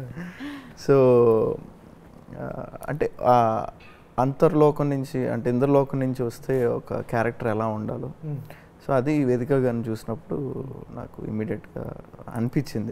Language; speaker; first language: Telugu; native; Telugu